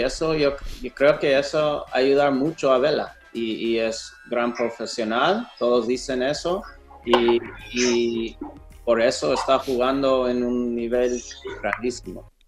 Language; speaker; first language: Spanish; non-native, fluent; English